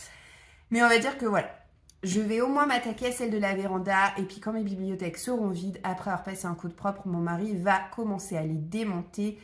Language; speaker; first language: French; native; French